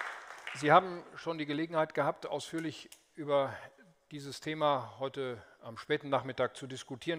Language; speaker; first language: German; native; German